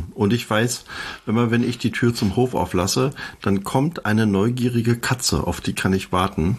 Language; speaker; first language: German; native; German